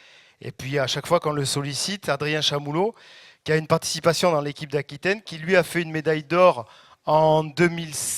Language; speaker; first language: French; native; French